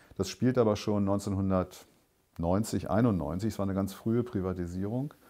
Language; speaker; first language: German; native; German